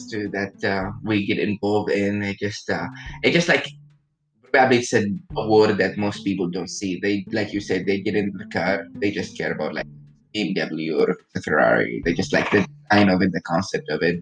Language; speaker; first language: English; non-native, fluent; Arabic